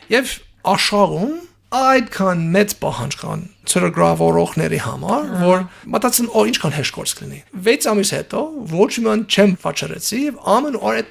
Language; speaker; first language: Armenian; non-native, fluent; English